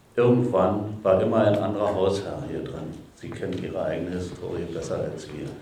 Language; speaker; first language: German; native; German